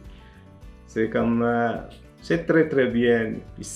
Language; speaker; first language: French; non-native, learner; Filipino